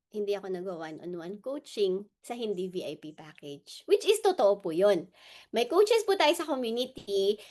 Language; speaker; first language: Filipino; non-native, local second language; Hiligaynon